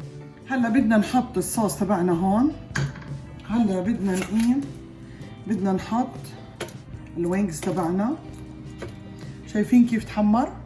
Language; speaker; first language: Arabic; native; Arabic